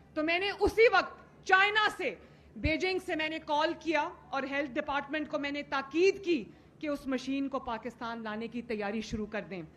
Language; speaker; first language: Urdu; native; Urdu